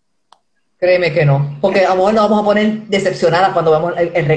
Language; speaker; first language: Spanish; native; Spanish